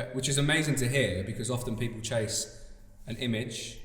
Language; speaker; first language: English; native; English